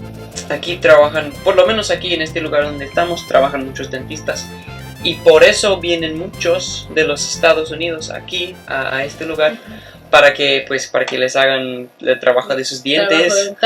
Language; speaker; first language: Spanish; non-native, fluent; English